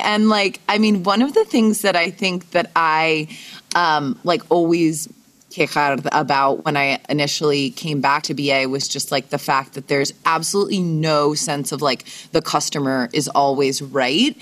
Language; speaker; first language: English; native; English